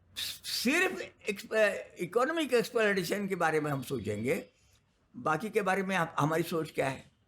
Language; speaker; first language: Hindi; non-native, local second language; Marathi